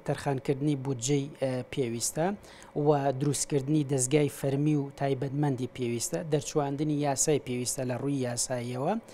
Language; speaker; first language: Central Kurdish; native; Central Kurdish